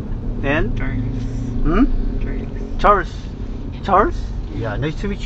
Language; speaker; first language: English; non-native, learner; Korean